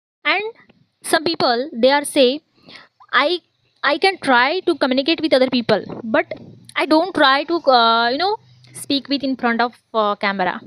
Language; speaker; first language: English; non-native, learner; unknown